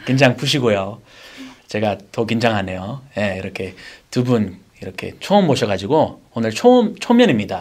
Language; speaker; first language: Korean; native; Korean